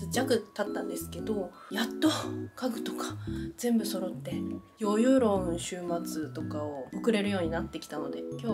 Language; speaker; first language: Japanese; non-native, fluent; Korean